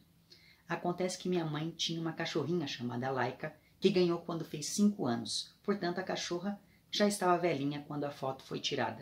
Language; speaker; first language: Portuguese; native; Portuguese